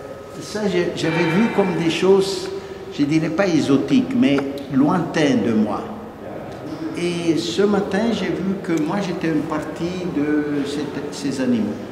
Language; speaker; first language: French; non-native, fluent; Italian